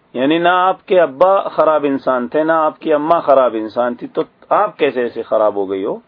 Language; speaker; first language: Urdu; native; Urdu